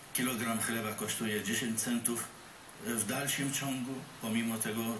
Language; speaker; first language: Polish; non-native, fluent; Arabic